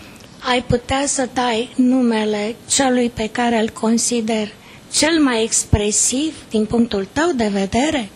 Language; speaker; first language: Romanian; native; Romanian